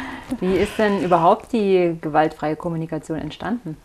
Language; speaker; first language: German; native; German